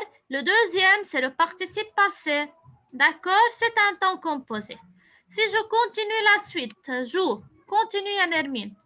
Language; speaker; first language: French; non-native, local second language; Arabic